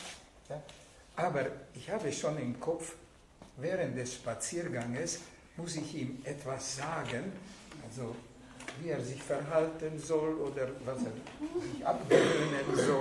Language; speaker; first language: German; non-native, fluent; Hungarian